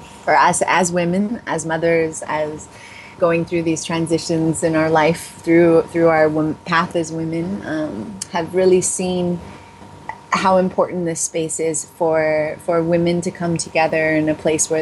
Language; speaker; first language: English; native; English